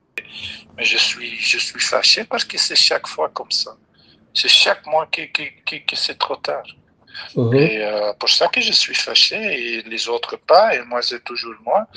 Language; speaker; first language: French; non-native, local second language; Dutch